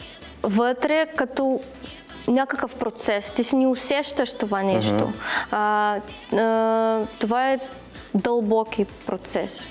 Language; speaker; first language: Bulgarian; non-native, learner; Russian